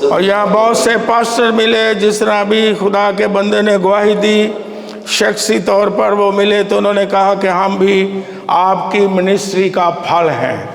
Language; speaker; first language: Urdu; non-native, local second language; Punjabi